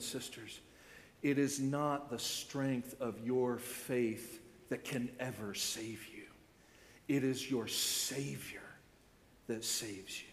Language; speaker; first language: English; native; English